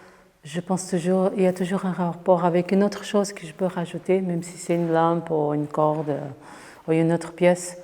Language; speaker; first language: French; non-native, fluent; Portuguese